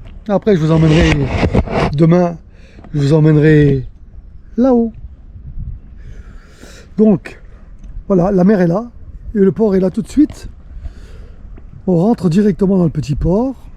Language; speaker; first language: French; native; French